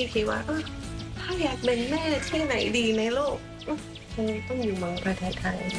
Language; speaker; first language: Thai; non-native, fluent; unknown